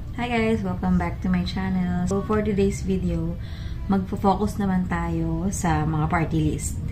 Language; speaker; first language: Filipino; native; Filipino